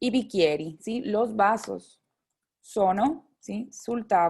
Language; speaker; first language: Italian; non-native, fluent; Spanish